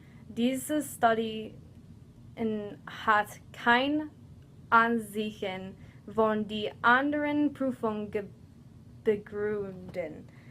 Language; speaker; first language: German; non-native, learner; English